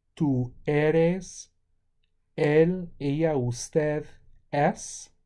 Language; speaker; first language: Spanish; non-native, fluent; English